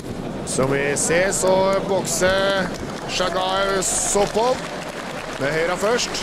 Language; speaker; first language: Norwegian; native; Norwegian